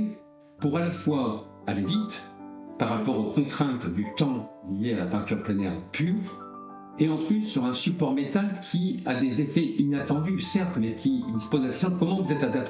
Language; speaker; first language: French; native; French